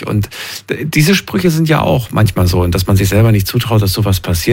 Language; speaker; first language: German; native; German